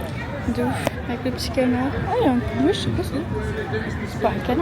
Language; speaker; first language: French; native; French